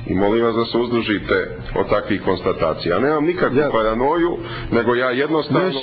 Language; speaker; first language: Bosnian; native; Bosnian